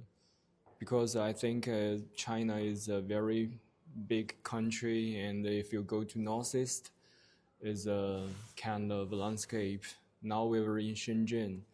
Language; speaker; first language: English; non-native, learner; Chinese